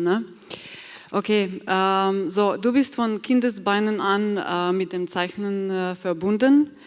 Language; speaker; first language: German; non-native, fluent; Slovenian